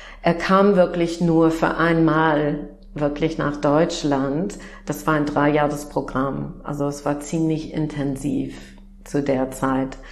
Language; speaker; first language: German; non-native, fluent; English